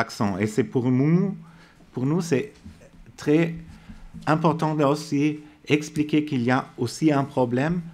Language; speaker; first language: French; non-native, fluent; German